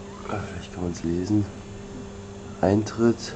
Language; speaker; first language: German; native; German